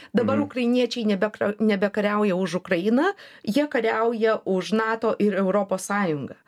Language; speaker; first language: Lithuanian; native; Lithuanian